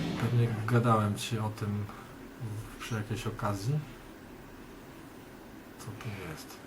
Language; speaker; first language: Polish; native; Polish